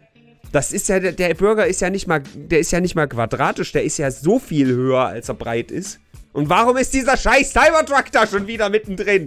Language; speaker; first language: German; native; German